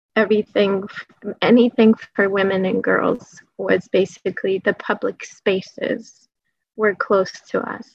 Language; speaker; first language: English; early bilingual, other home language; Persian